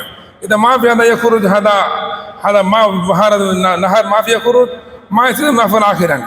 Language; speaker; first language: Arabic; non-native, learner; Indonesian